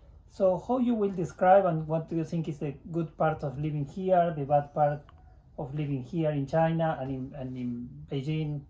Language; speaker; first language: English; non-native, learner; Spanish